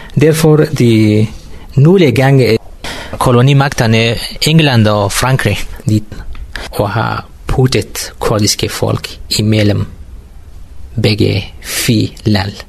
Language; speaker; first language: Danish; non-native, learner; Kurdish